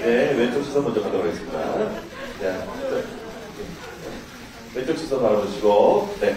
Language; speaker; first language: Korean; native; Korean